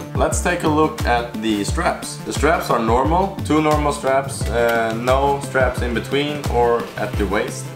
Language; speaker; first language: English; non-native, fluent; Swedish